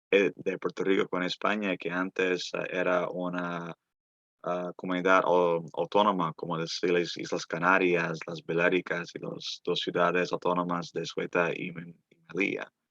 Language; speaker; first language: Spanish; early bilingual, heritage; Spanish